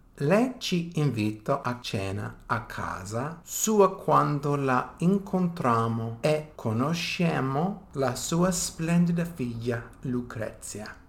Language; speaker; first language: Italian; non-native, learner; English